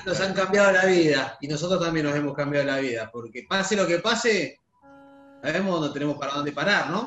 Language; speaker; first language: Spanish; native; Spanish